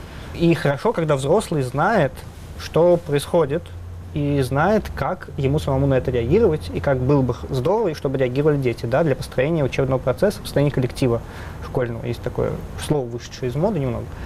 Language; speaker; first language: Russian; native; Russian